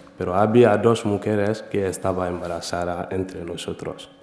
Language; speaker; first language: Spanish; non-native, learner; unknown